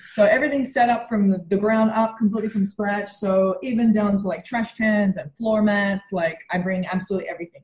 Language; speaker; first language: English; native; English